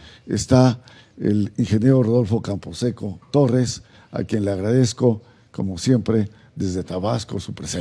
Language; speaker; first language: Spanish; native; Spanish